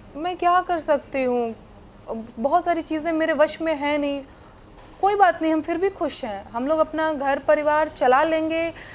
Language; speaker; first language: Hindi; non-native, local second language; Bhojpuri